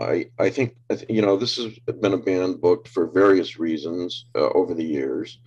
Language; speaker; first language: English; native; English